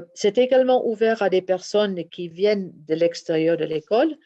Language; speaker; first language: French; non-native, fluent; German